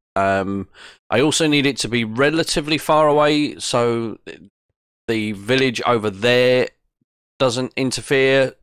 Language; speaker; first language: English; native; English